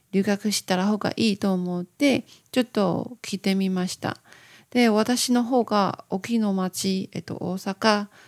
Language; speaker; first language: Japanese; non-native, learner; Chinese